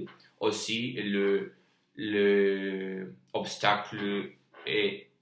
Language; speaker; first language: French; non-native, learner; Spanish